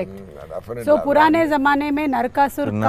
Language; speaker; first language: Telugu; native; Telugu